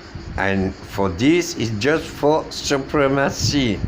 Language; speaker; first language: English; non-native, learner; French